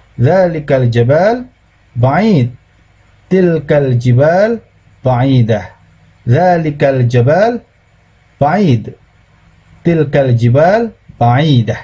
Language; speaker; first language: Arabic; non-native, fluent; Indonesian